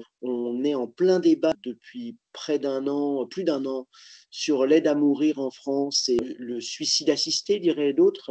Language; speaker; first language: French; native; French